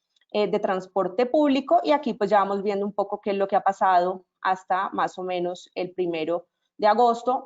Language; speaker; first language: Spanish; native; Spanish